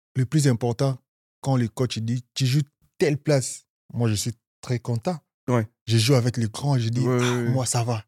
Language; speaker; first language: French; non-native, local second language; Lingala